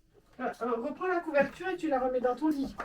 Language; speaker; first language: French; native; French